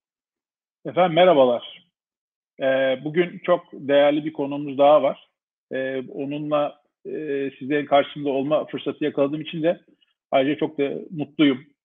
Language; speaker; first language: Turkish; native; Turkish